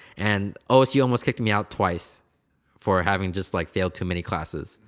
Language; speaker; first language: English; native; English